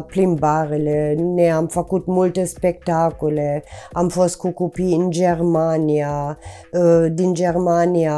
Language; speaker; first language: Romanian; non-native, fluent; German